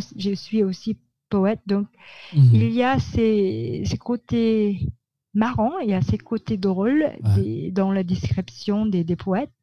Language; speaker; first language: French; non-native, fluent; Filipino